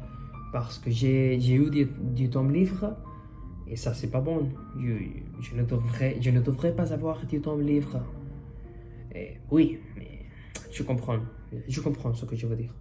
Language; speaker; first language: French; non-native, learner; Spanish